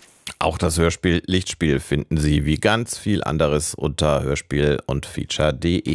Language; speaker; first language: German; native; German